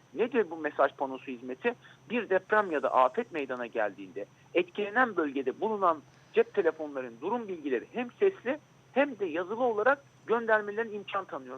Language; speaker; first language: Turkish; native; Turkish